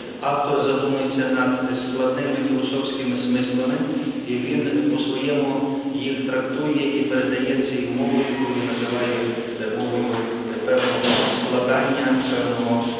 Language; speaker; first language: Ukrainian; native; Ukrainian